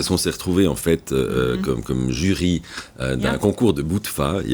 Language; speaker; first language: French; native; French